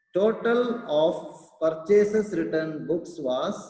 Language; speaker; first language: English; non-native, local second language; Kannada